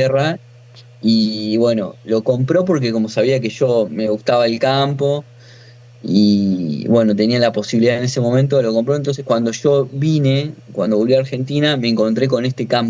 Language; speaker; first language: Spanish; native; Spanish